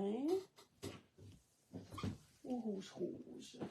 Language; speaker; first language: French; native; French